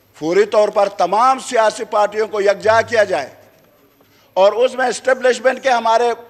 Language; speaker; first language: Urdu; non-native, local second language; Khowar